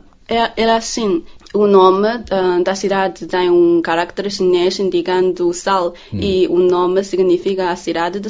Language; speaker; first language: Portuguese; non-native, learner; Chinese